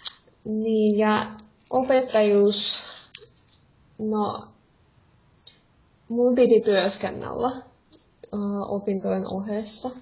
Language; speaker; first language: Finnish; non-native, fluent; Russian